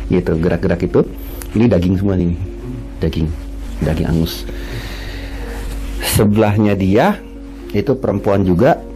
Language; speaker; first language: Indonesian; native; Indonesian